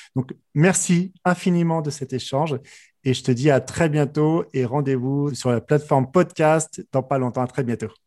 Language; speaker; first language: French; native; French